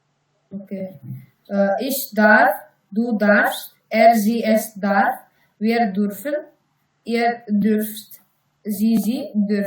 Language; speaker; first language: German; non-native, learner; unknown